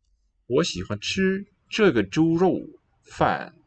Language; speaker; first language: Chinese; non-native, learner; English